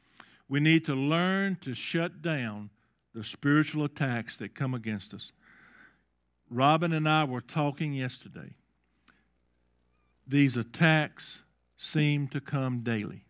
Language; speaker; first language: English; native; English